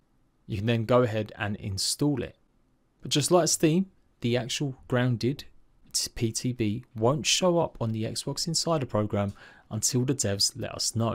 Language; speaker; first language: English; native; English